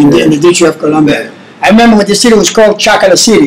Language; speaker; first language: English; native; English